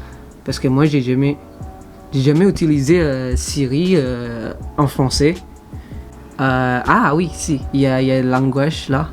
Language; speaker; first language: French; non-native, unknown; Indonesian